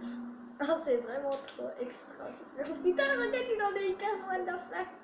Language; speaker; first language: French; native; French